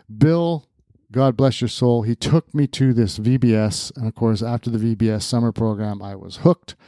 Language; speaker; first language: English; native; English